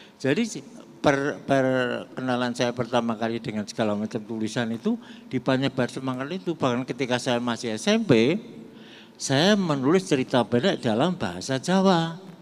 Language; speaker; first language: Indonesian; non-native, local second language; Javanese